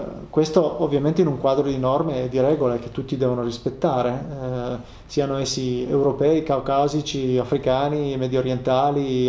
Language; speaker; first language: Italian; native; Italian